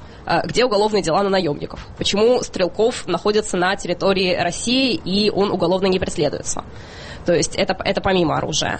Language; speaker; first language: Russian; native; Russian